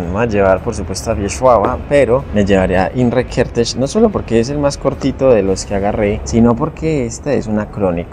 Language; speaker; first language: Spanish; native; Spanish